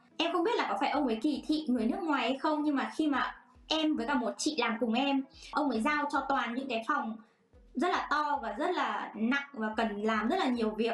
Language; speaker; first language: Vietnamese; native; Vietnamese